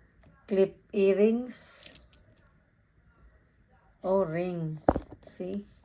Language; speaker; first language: English; non-native, local second language; Filipino